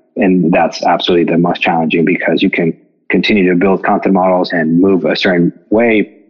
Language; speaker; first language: English; non-native, fluent; Spanish